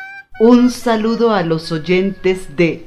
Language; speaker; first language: Spanish; native; Spanish